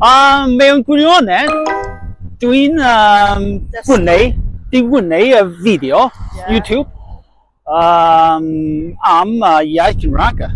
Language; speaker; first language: Welsh; non-native, learner; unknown